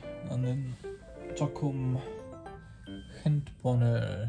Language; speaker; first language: Korean; non-native, learner; Polish